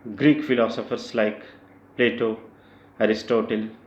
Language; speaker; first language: English; non-native, local second language; Telugu